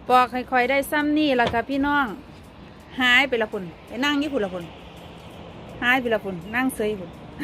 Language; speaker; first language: Thai; native; Thai